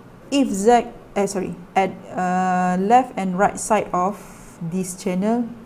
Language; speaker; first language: English; non-native, local second language; Malay